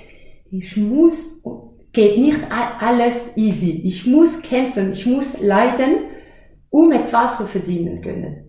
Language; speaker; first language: German; non-native, fluent; French